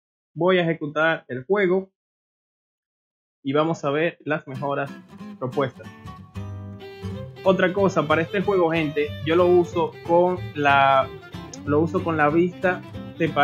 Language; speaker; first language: Spanish; native; Spanish